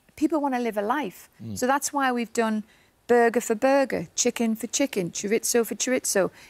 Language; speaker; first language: English; native; English